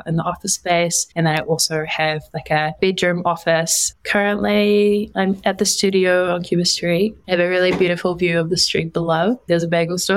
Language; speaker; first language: English; native; English